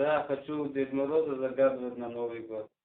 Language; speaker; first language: Russian; non-native, local second language; Tajik